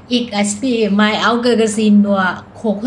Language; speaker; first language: German; non-native, learner; Thai